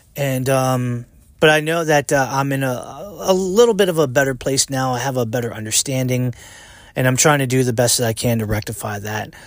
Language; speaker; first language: English; native; English